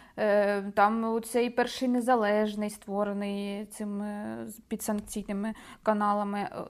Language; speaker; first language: Ukrainian; native; Ukrainian